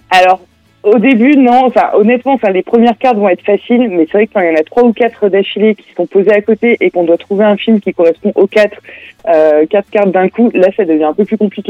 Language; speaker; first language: French; native; French